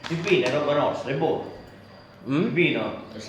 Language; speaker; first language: Italian; native; Italian